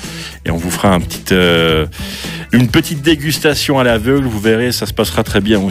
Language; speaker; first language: French; native; French